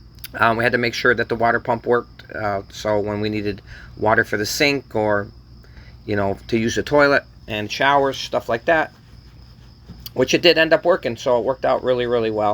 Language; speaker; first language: English; native; English